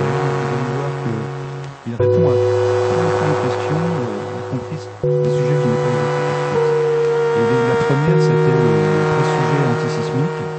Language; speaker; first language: French; native; French